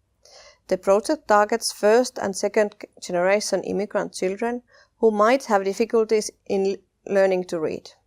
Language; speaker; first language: English; non-native, fluent; Finnish